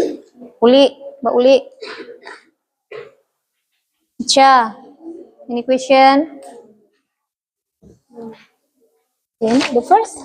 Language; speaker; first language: English; non-native, learner; Indonesian